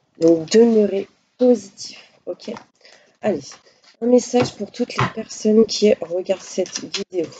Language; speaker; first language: French; native; French